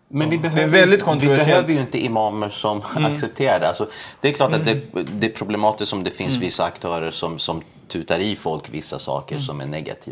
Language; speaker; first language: Swedish; early bilingual, other home language; Persian